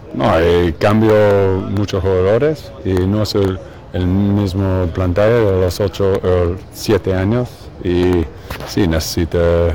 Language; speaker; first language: Spanish; non-native, learner; English